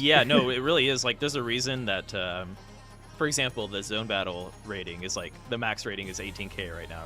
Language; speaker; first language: English; native; English